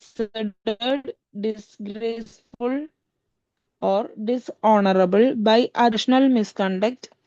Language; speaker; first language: English; non-native, local second language; Malayalam